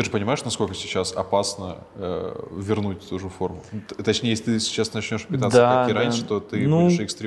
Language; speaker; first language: Russian; native; Russian